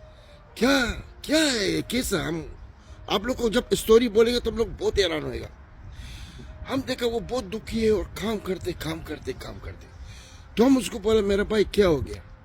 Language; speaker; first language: Hindi; non-native, fluent; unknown